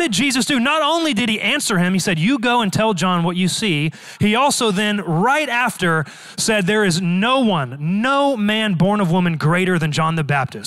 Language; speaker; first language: English; native; English